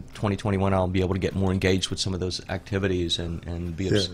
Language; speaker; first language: English; native; English